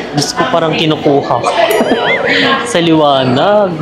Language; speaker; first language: Filipino; native; Filipino